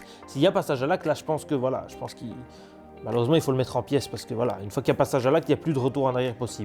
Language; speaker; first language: French; native; French